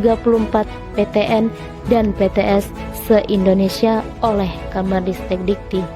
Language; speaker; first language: Indonesian; native; Indonesian